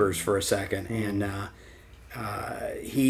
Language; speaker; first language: English; native; English